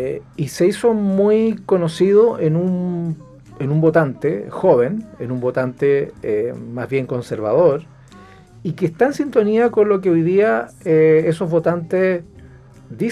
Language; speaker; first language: Spanish; native; Spanish